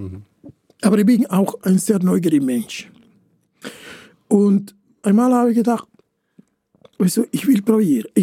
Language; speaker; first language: German; non-native, fluent; Spanish